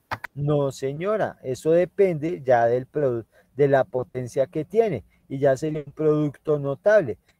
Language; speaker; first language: Spanish; native; Spanish